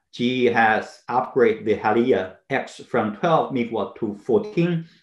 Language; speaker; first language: English; non-native, fluent; Chinese